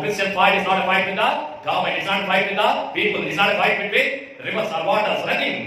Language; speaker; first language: English; non-native, local second language; Telugu